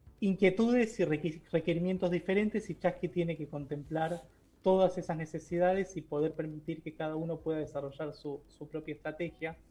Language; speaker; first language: Spanish; native; Spanish